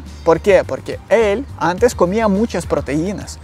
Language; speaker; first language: Spanish; non-native, learner; Ukrainian